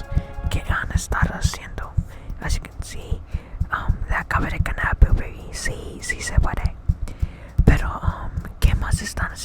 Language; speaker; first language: Spanish; early bilingual, heritage; English